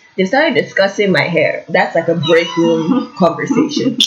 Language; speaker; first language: English; non-native, local second language; Yoruba